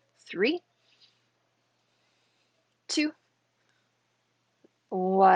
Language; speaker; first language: English; native; English